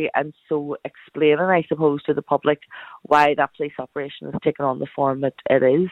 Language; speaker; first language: English; native; English